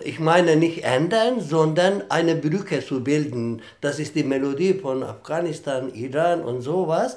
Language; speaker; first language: German; non-native, fluent; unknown